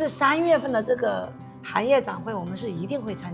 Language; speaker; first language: Chinese; native; Chinese